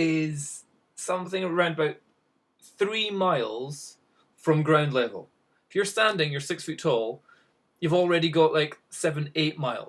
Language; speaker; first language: English; native; English